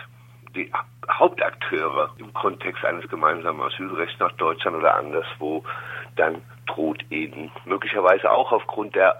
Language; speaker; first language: German; native; German